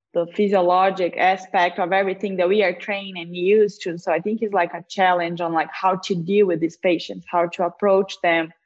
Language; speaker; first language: English; non-native, fluent; Portuguese